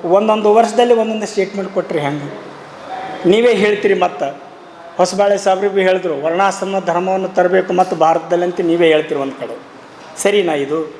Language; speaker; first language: Kannada; native; Kannada